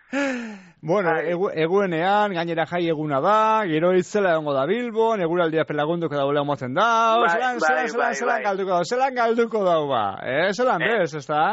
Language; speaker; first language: Basque; native; Basque